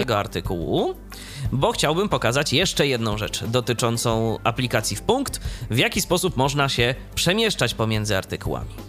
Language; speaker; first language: Polish; native; Polish